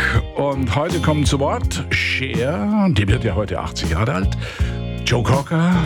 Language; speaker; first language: German; native; German